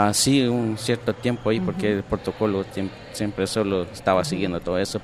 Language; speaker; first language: Spanish; non-native, local second language; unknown